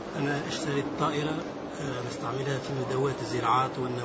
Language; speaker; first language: Arabic; native; Arabic